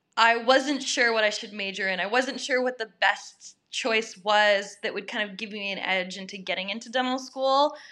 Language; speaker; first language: English; native; English